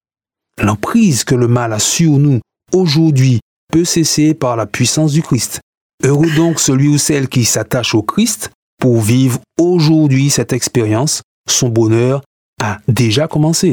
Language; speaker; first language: French; native; French